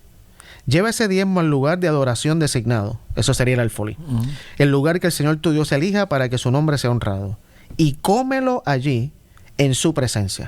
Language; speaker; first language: Spanish; native; Spanish